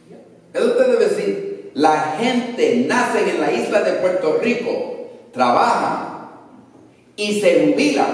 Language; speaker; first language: Spanish; early bilingual, other home language; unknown